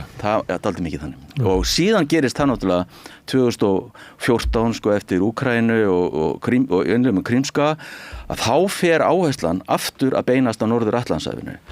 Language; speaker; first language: Icelandic; native; Icelandic